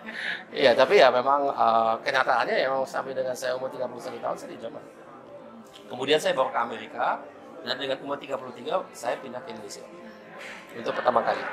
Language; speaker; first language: Indonesian; early bilingual, heritage; German